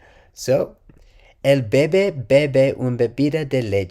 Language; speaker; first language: Spanish; non-native, learner; English